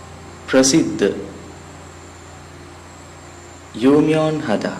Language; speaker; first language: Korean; non-native, fluent; Sinhala